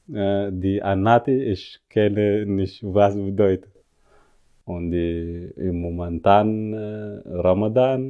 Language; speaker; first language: German; non-native, learner; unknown